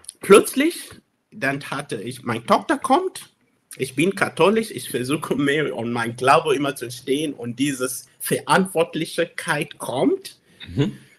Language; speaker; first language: German; non-native, learner; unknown